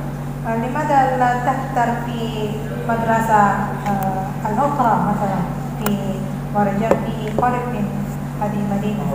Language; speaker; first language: Arabic; non-native, fluent; Indonesian